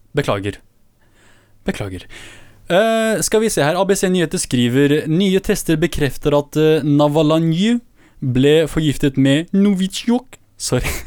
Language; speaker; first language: Norwegian; early bilingual, other home language; Kurdish